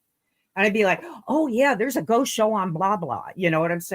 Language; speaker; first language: English; native; English